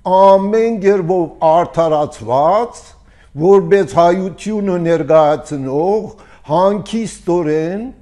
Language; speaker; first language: Armenian; early bilingual, heritage; Armenian